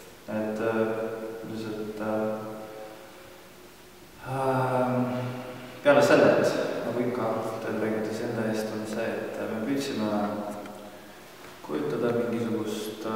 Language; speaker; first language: Estonian; native; Estonian